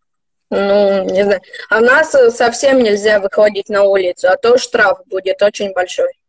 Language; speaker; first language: Russian; non-native, local second language; Ukrainian